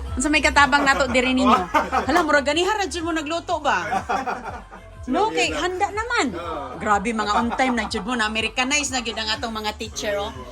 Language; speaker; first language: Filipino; non-native, local second language; Cebuano